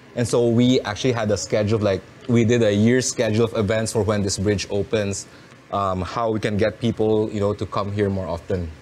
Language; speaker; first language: English; non-native, local second language; Filipino